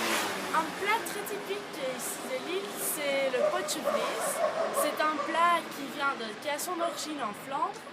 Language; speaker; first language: French; non-native, learner; Dutch